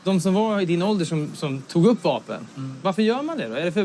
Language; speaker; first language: Swedish; native; Swedish